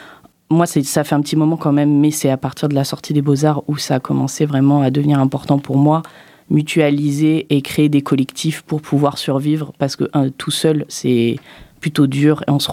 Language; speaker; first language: French; native; French